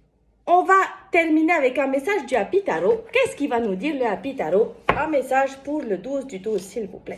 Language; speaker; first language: French; native; French